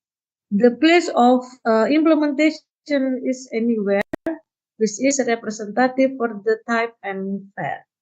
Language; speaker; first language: English; non-native, learner; Indonesian